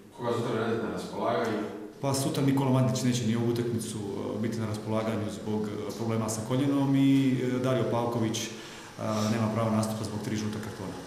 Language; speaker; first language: Croatian; native; Croatian